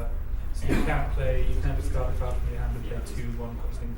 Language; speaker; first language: English; native; English